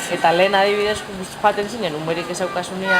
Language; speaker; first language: Basque; native; Basque